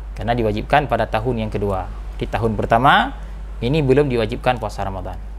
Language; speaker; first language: Malay; non-native, local second language; Achinese